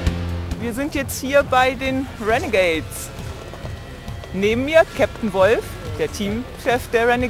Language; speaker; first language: German; native; German